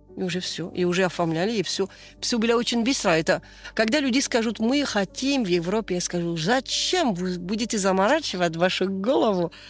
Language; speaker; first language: Russian; non-native, fluent; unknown